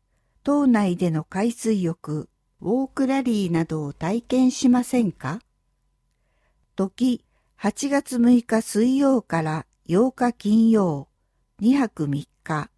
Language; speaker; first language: Japanese; native; Japanese